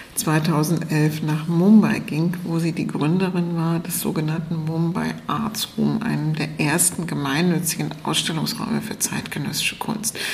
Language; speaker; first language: German; native; German